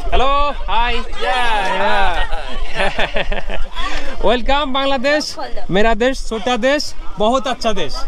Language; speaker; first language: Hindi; non-native, learner; Bangla